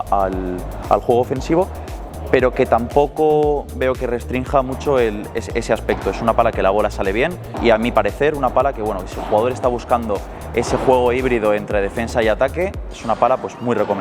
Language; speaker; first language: Spanish; native; Spanish